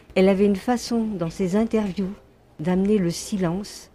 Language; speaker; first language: French; native; French